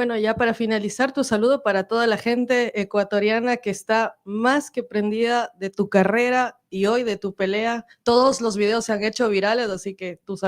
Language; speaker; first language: Spanish; native; Spanish